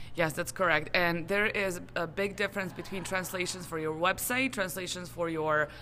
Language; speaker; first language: English; non-native, fluent; Serbian